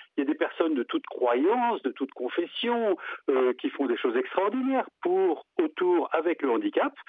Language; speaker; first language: French; native; French